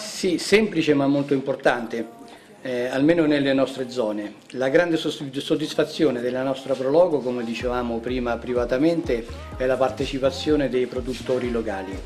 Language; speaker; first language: Italian; native; Italian